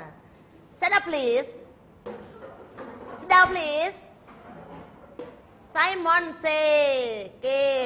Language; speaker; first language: English; non-native, fluent; Thai